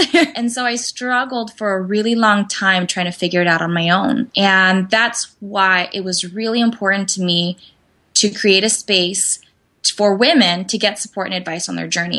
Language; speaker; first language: English; native; English